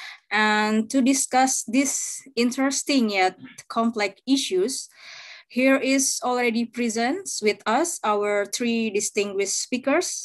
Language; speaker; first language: English; non-native, fluent; Indonesian